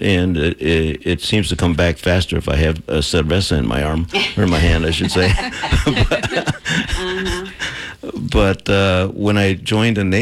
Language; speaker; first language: English; non-native, local second language; Spanish